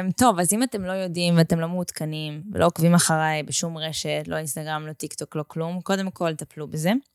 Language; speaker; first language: Hebrew; native; Hebrew